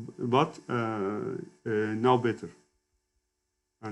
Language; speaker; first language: English; non-native, learner; Turkish